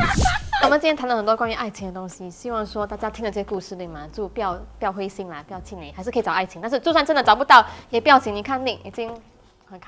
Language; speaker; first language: Chinese; native; Chinese